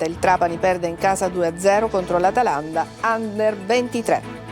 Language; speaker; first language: Italian; native; Italian